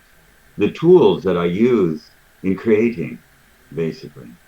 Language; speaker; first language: English; native; English